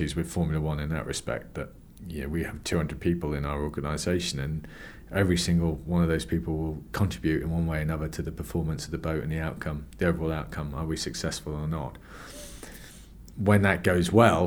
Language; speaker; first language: English; native; English